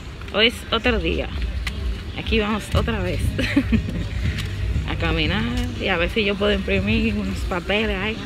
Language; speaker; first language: Spanish; native; Spanish